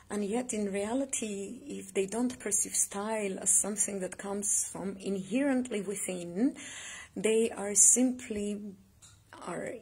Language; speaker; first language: English; non-native, fluent; Armenian